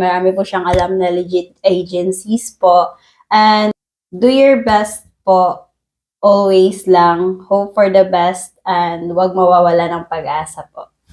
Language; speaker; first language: Filipino; non-native, local second language; Cebuano